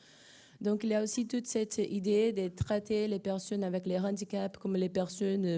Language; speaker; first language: French; non-native, fluent; Portuguese